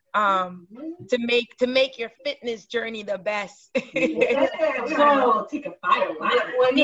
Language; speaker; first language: English; non-native, fluent; Haitian Creole